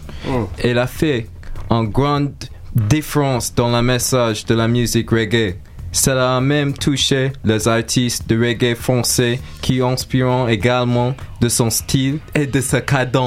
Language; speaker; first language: French; non-native, learner; English